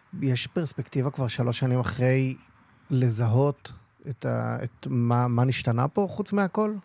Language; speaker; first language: Hebrew; native; Hebrew